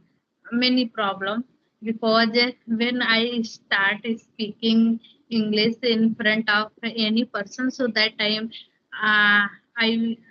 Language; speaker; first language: English; non-native, learner; Hindi